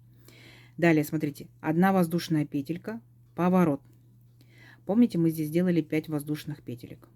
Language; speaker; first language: Russian; native; Russian